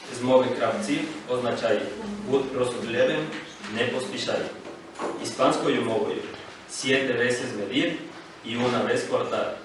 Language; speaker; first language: Ukrainian; non-native, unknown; Spanish